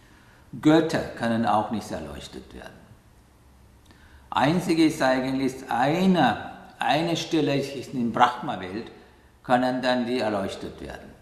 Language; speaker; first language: German; non-native, learner; Sinhala